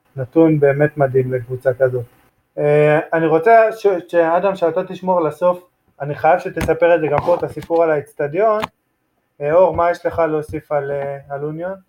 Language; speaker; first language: Hebrew; native; Hebrew